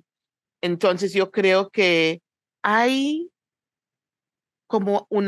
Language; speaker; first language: Spanish; non-native, fluent; English